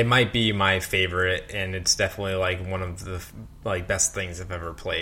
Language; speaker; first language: English; native; English